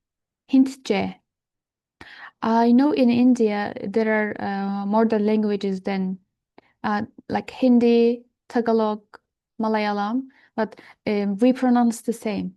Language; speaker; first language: English; non-native, fluent; Turkish